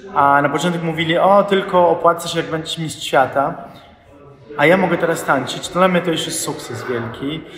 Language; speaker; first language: Polish; non-native, fluent; Italian